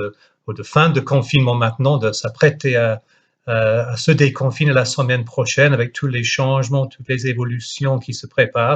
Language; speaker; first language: French; non-native, fluent; English